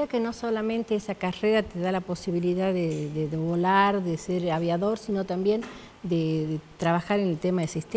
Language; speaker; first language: Spanish; native; Spanish